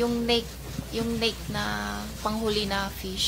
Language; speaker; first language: Filipino; non-native, learner; Chinese